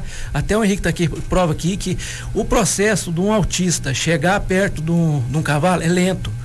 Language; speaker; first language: Portuguese; native; Portuguese